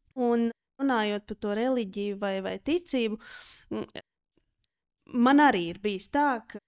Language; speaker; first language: Latvian; native; Latvian